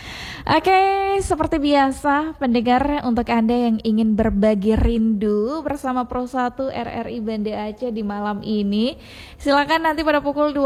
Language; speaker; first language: Indonesian; native; Indonesian